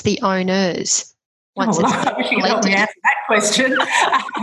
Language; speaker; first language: English; native; English